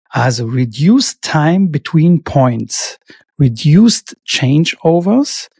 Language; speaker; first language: German; native; German